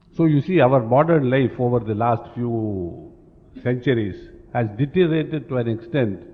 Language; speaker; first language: English; non-native, local second language; Tamil